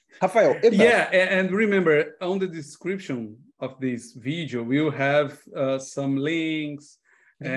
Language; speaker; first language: English; non-native, learner; Portuguese